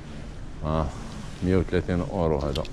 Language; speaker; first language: Arabic; native; Arabic